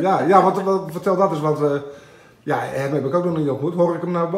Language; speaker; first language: Dutch; native; Dutch